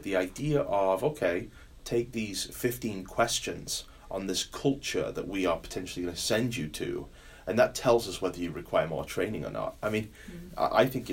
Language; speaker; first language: English; native; English